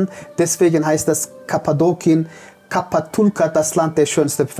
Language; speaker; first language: German; non-native, fluent; Turkish